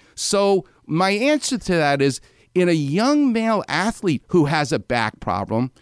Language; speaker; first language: English; native; English